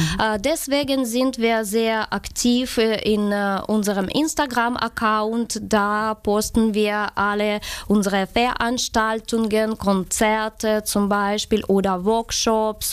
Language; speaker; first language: German; non-native, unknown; Ukrainian